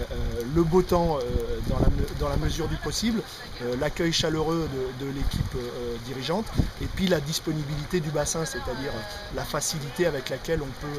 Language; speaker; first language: French; native; French